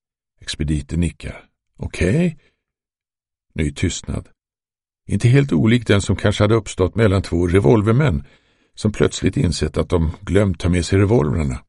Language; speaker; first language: Swedish; native; Swedish